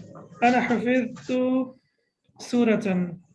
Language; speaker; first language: Arabic; non-native, fluent; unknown